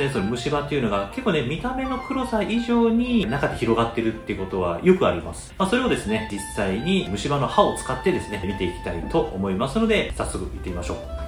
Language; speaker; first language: Japanese; native; Japanese